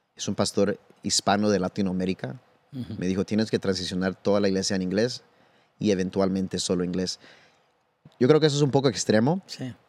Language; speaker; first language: Spanish; early bilingual, heritage; Spanish